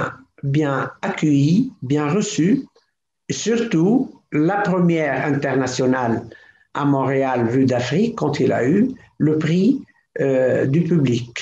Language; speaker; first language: French; non-native, local second language; Arabic